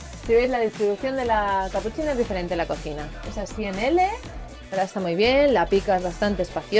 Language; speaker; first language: Spanish; native; Spanish